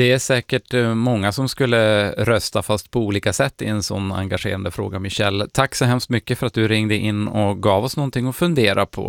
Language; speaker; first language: Swedish; native; Swedish